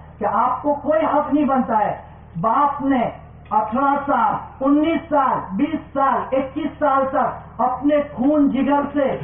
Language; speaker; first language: Urdu; non-native, local second language; Gujarati